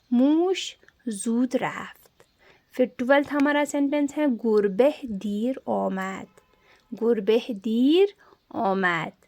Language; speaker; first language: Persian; non-native, learner; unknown